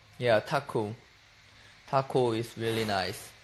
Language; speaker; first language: English; non-native, learner; Korean